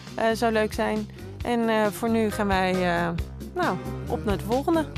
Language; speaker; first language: Dutch; native; Dutch